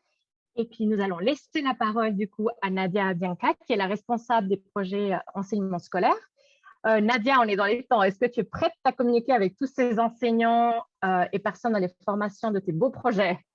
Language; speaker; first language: French; native; French